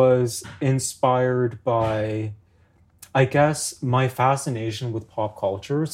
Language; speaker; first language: English; native; English